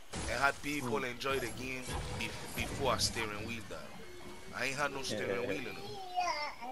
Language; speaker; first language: English; early bilingual, other home language; Spanish